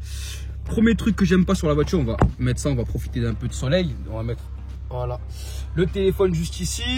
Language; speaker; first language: French; native; French